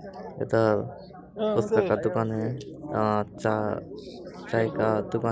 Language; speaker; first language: Hindi; non-native, learner; Bangla